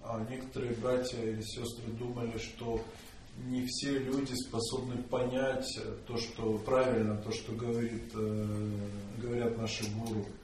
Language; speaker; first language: Russian; native; Russian